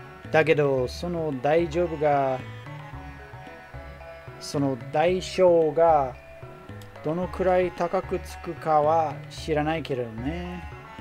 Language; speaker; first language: Japanese; non-native, learner; English